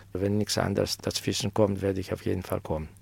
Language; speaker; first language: German; non-native, fluent; Greek